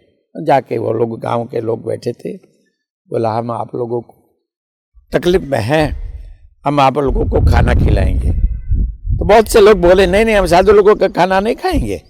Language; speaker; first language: Hindi; non-native, local second language; Bangla